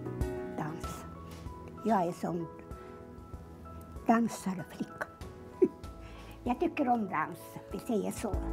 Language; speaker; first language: Swedish; non-native, learner; Finnish